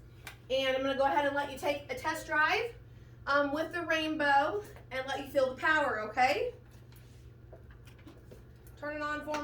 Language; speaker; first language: English; native; English